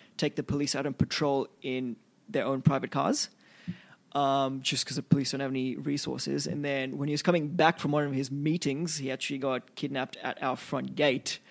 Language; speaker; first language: English; early bilingual, other home language; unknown